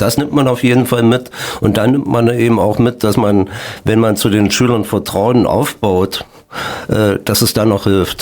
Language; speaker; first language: German; native; German